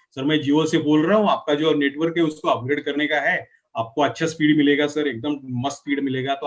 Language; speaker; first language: Hindi; non-native, local second language; Marathi